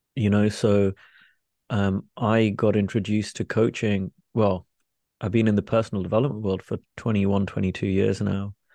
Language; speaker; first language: English; native; English